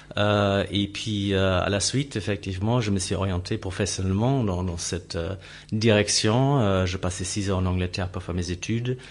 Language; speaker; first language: French; non-native, fluent; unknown